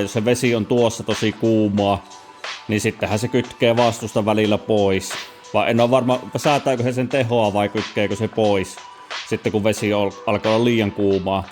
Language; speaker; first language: Finnish; native; Finnish